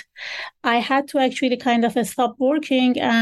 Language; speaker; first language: English; non-native, fluent; Persian